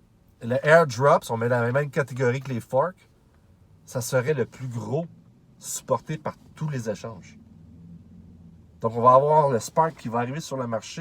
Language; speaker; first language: French; native; French